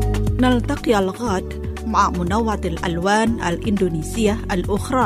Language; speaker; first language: Arabic; non-native, fluent; Indonesian